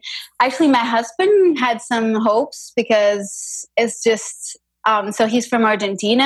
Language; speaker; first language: English; non-native, fluent; French